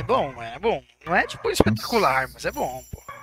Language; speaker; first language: Portuguese; native; Portuguese